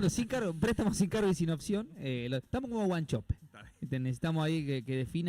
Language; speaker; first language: Spanish; native; Spanish